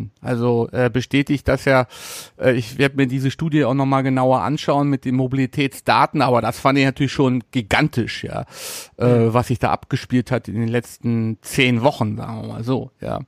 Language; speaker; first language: German; native; German